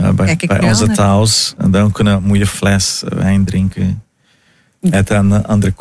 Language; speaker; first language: Dutch; non-native, fluent; Portuguese